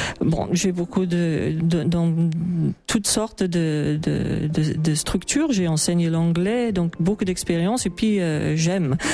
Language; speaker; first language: French; non-native, fluent; English